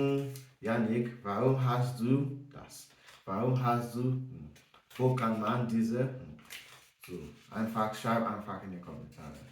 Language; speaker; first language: German; non-native, learner; English